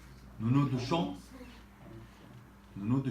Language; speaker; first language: French; non-native, learner; Arabic